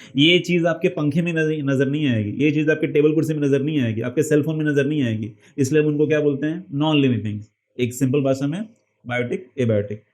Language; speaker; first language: Hindi; non-native, local second language; Marathi